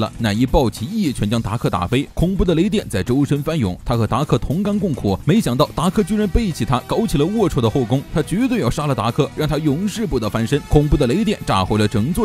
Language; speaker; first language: Chinese; native; Chinese